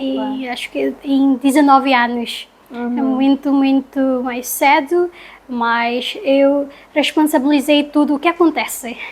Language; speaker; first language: Portuguese; non-native, learner; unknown